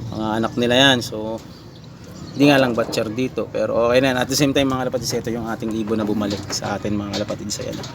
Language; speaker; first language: Filipino; native; Filipino